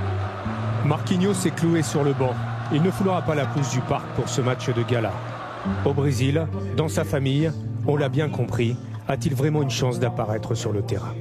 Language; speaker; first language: French; native; French